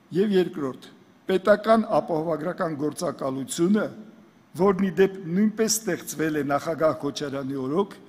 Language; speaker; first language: Armenian; native; Armenian